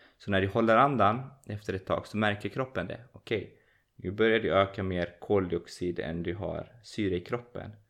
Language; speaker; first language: Swedish; early bilingual, other home language; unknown